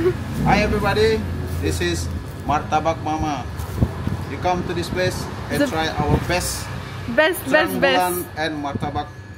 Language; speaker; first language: English; non-native, learner; Indonesian